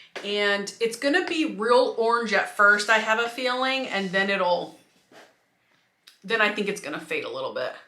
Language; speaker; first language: English; native; English